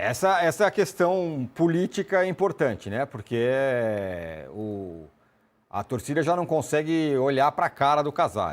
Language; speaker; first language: Portuguese; native; Portuguese